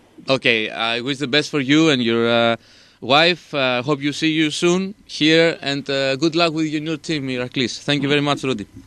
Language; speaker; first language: English; non-native, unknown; Greek